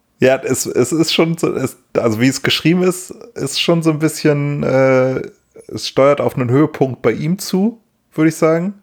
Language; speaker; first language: German; native; German